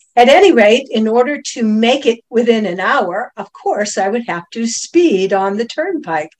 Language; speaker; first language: English; native; English